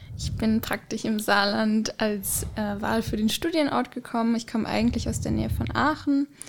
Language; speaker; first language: German; native; German